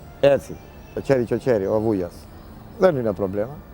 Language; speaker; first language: Greek; non-native, learner; Italian